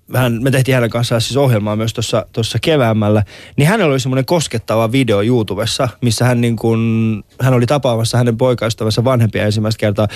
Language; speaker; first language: Finnish; early bilingual, other home language; Persian